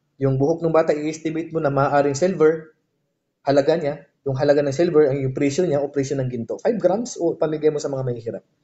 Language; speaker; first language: Filipino; native; Filipino